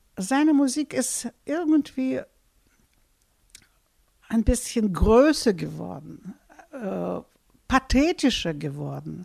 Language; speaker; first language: German; non-native, fluent; Russian